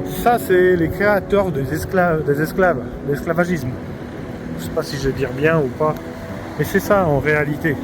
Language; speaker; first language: French; non-native, fluent; Polish